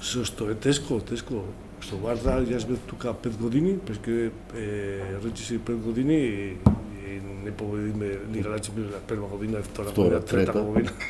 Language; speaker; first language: Macedonian; non-native, learner; Spanish